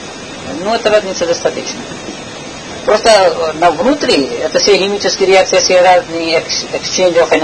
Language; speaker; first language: Russian; non-native, learner; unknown